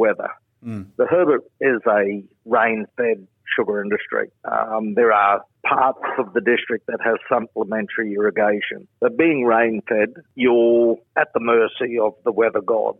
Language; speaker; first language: English; native; English